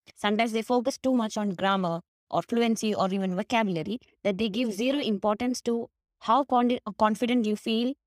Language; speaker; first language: English; non-native, local second language; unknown